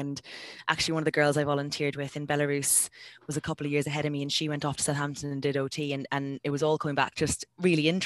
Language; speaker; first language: English; native; English